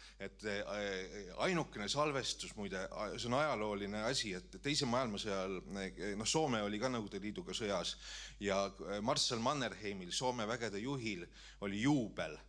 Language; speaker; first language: Estonian; native; Estonian